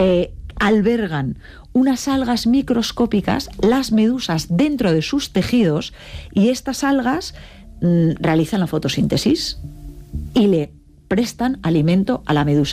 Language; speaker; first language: Spanish; native; Spanish